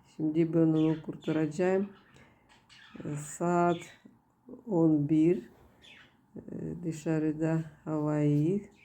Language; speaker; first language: Turkish; non-native, learner; Russian